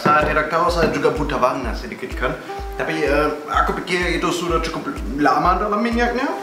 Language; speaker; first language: Indonesian; non-native, fluent; German